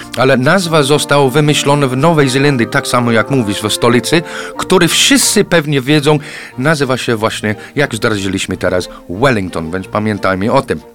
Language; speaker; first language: Polish; non-native, fluent; English